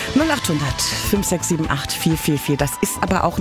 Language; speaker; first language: German; native; German